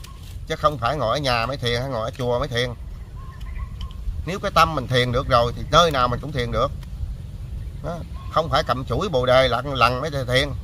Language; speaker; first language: Vietnamese; native; Vietnamese